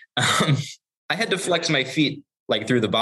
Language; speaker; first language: English; native; English